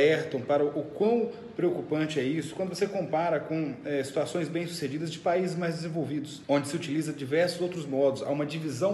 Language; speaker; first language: Portuguese; native; Portuguese